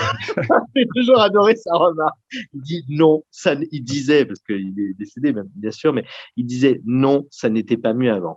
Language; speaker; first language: French; native; French